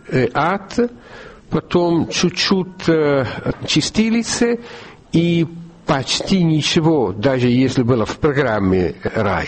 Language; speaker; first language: Russian; non-native, fluent; Italian